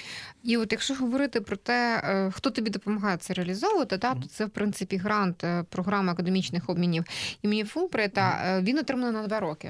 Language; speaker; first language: Ukrainian; native; Ukrainian